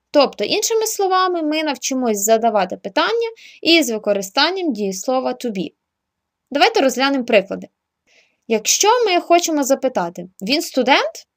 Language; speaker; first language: Ukrainian; native; Ukrainian